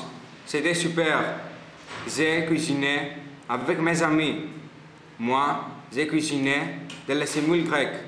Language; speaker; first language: French; non-native, learner; Greek